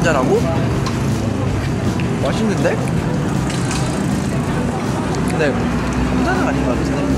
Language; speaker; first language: Korean; early bilingual, heritage; Korean